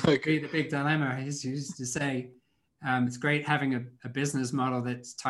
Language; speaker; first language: English; native; English